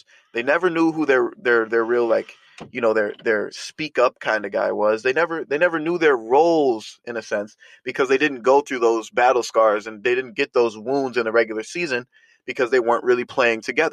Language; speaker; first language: English; native; English